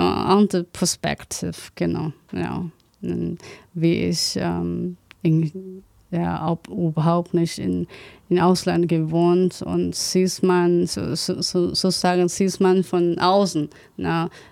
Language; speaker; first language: German; non-native, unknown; Chinese